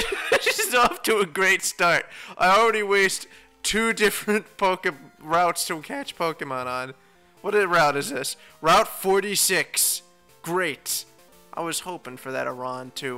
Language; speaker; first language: English; native; English